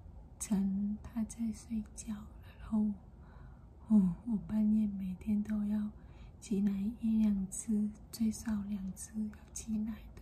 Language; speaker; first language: Chinese; non-native, fluent; Vietnamese